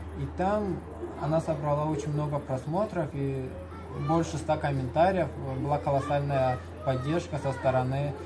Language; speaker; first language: Russian; non-native, local second language; Karachay-Balkar